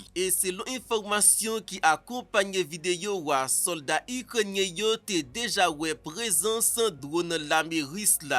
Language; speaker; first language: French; non-native, local second language; Haitian Creole